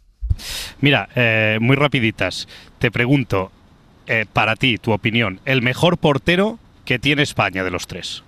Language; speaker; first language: Spanish; native; Spanish